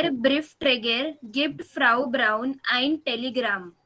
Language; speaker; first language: German; non-native, learner; Marathi